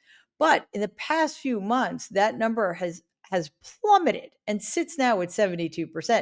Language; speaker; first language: English; native; English